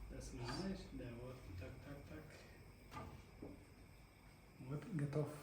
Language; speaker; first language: Russian; non-native, learner; Somali